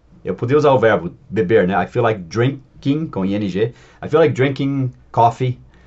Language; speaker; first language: English; native; English